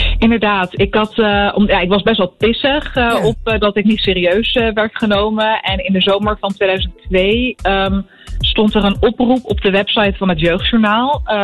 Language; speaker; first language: Dutch; early bilingual, other home language; Arabic